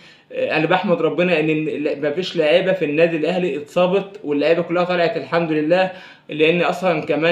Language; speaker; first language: Arabic; native; Arabic